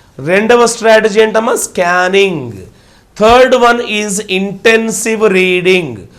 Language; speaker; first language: English; non-native, local second language; Telugu